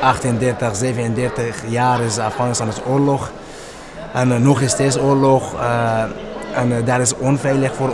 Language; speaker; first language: Dutch; non-native, learner; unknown